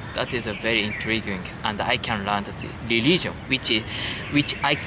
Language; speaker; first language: English; non-native, learner; Japanese